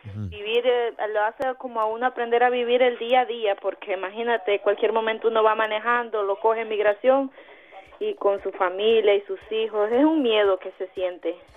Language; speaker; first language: Spanish; native; Spanish